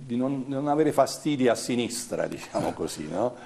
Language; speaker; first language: Italian; native; Italian